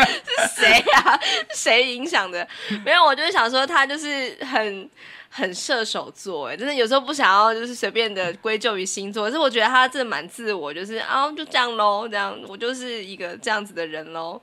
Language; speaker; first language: Chinese; native; Chinese